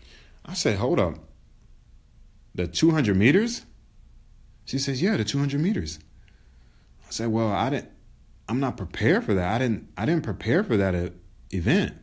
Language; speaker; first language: English; native; English